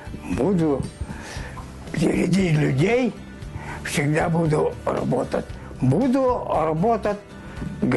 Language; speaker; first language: Russian; non-native, local second language; Yakut